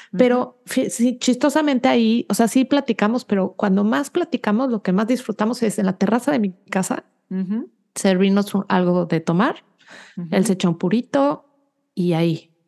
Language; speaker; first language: Spanish; native; Spanish